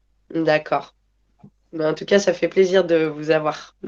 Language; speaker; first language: French; native; French